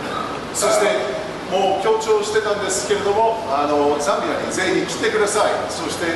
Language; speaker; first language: Japanese; non-native, learner; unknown